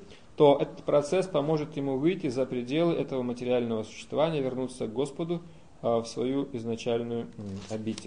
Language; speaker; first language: Russian; native; Russian